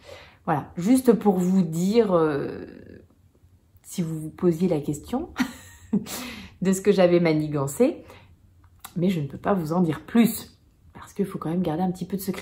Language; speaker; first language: French; native; French